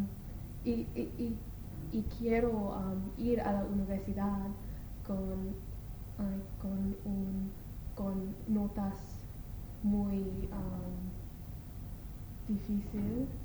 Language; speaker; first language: Spanish; non-native, learner; English